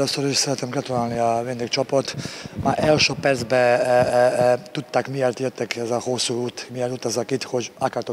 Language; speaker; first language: Hungarian; non-native, learner; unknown